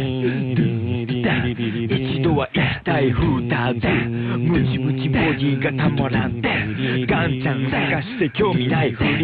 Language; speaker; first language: Japanese; native; Japanese